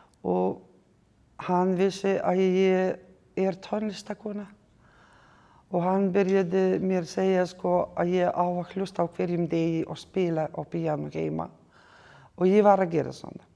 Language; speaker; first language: Icelandic; non-native, learner; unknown